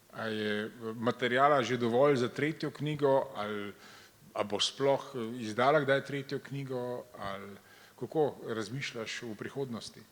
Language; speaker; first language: Slovenian; native; Slovenian